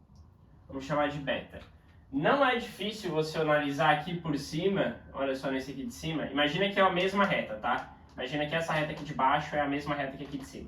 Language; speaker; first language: Portuguese; native; Portuguese